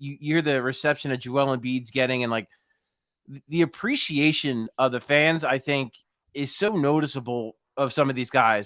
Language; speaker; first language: English; native; English